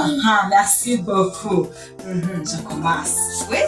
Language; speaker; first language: French; non-native, local second language; Kinyarwanda